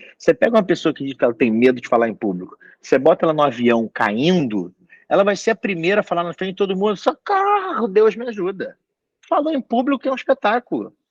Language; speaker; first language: Portuguese; native; Portuguese